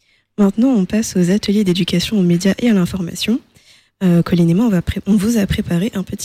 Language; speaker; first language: French; native; French